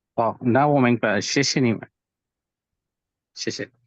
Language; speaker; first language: Chinese; non-native, learner; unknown